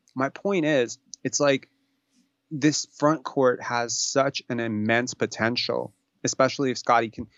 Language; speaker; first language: English; native; English